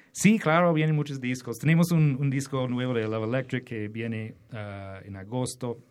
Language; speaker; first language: Spanish; non-native, fluent; English